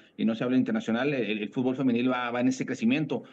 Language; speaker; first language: Spanish; native; Spanish